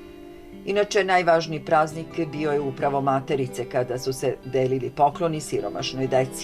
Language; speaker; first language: Serbian; native; Serbian